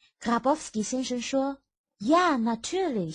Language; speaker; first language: German; non-native, fluent; Chinese